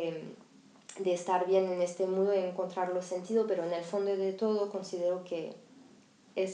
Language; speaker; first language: Spanish; non-native, fluent; French